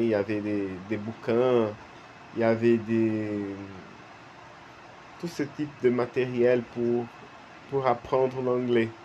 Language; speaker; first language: French; non-native, learner; Portuguese